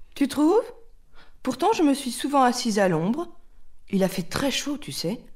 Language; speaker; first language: French; native; French